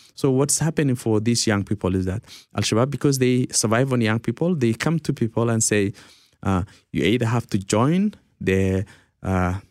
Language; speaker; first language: English; early bilingual, other home language; Somali